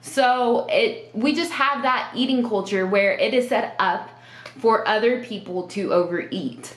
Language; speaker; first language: English; native; English